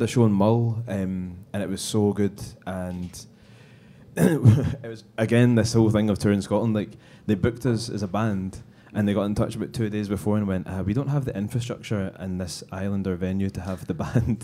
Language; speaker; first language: English; native; English